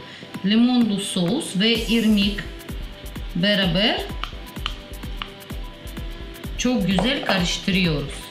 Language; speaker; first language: Turkish; non-native, learner; Russian